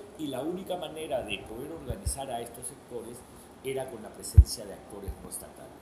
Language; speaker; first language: Spanish; native; Spanish